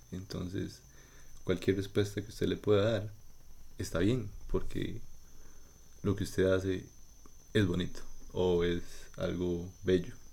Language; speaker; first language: Spanish; native; Spanish